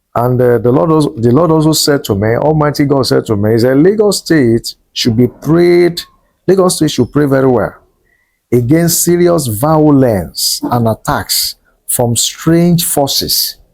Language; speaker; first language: English; non-native, local second language; Yoruba